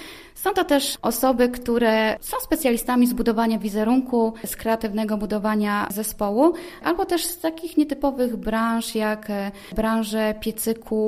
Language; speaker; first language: Polish; native; Polish